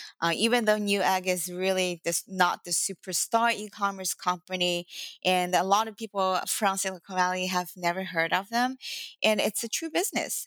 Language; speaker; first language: English; non-native, fluent; Chinese